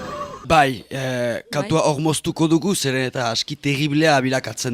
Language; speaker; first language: Basque; native; Basque